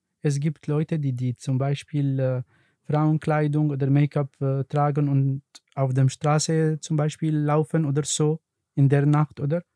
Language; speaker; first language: German; non-native, learner; Arabic